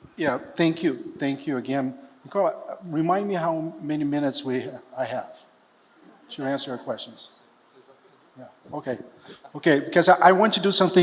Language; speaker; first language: English; non-native, fluent; Portuguese